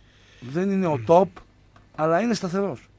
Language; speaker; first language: Greek; native; Greek